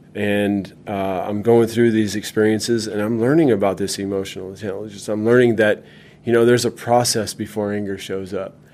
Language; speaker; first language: English; native; English